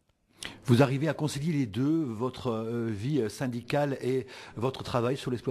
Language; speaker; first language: French; native; French